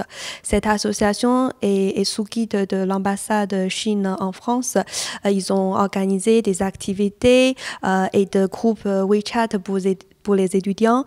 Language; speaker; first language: French; non-native, fluent; Chinese